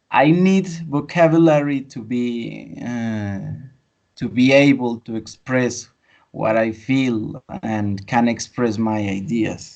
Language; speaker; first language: English; non-native, fluent; Spanish